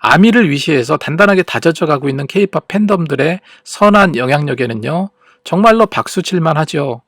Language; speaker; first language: Korean; native; Korean